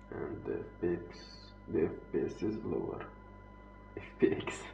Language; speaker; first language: English; non-native, fluent; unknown